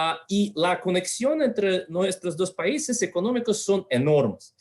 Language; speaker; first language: Spanish; non-native, fluent; Russian